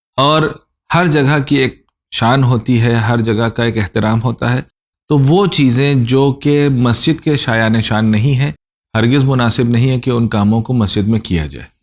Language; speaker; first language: Urdu; native; Urdu